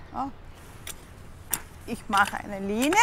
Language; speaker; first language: German; non-native, learner; Tamil